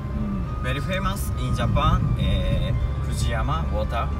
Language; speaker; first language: English; non-native, learner; Japanese